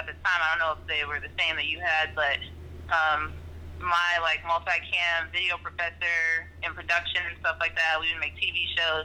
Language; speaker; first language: English; native; English